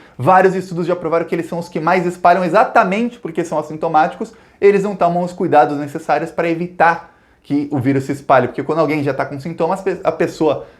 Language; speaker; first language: Portuguese; native; Portuguese